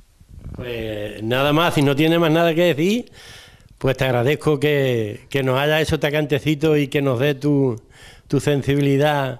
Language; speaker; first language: Spanish; native; Spanish